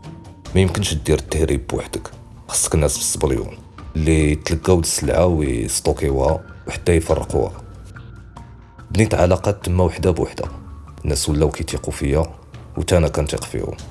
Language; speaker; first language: Arabic; native; Arabic